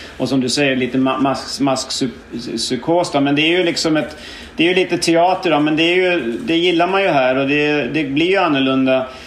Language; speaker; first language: Swedish; native; Swedish